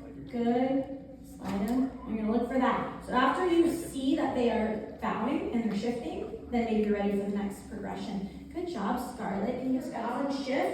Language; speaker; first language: English; native; English